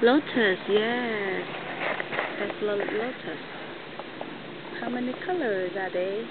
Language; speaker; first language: English; non-native, fluent; Thai